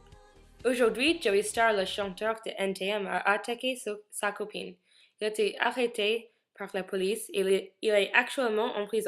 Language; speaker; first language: French; non-native, learner; English